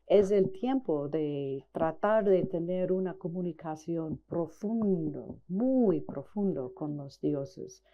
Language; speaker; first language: Spanish; non-native, fluent; English